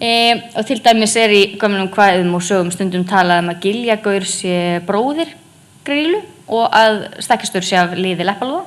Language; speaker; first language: Icelandic; native; Icelandic